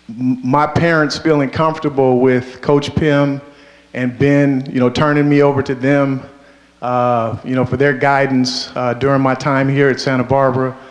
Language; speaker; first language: English; native; English